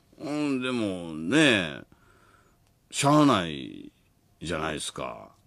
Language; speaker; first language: Japanese; native; Japanese